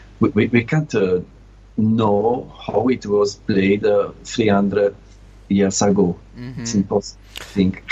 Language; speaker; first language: English; non-native, learner; Italian